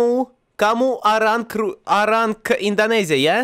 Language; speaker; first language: Indonesian; non-native, learner; Russian